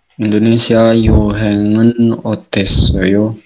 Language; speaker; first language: Korean; non-native, learner; Indonesian